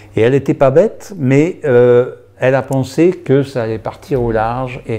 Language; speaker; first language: French; native; French